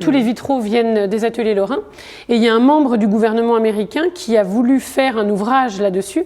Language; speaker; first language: French; native; French